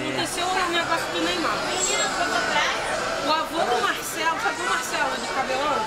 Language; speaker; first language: Portuguese; native; Portuguese